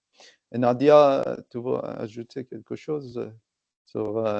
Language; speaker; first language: French; non-native, fluent; Persian